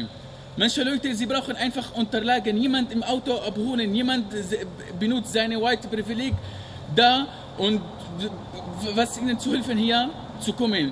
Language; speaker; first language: German; non-native, learner; Arabic